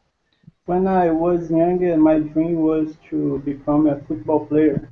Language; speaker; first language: English; non-native, learner; Portuguese